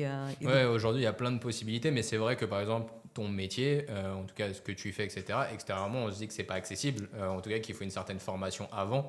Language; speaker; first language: French; native; French